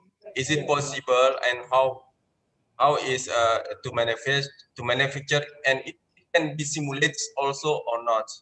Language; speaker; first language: English; non-native, learner; Indonesian